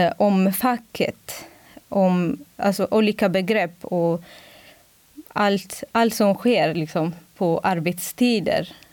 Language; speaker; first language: Swedish; non-native, fluent; Amharic